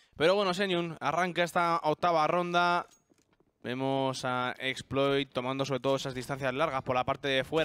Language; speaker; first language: Spanish; native; Spanish